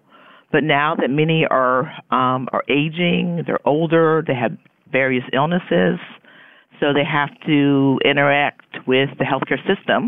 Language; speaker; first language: English; native; English